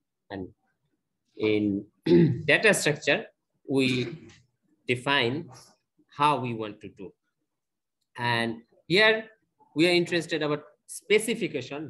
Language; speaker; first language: English; non-native, local second language; Bangla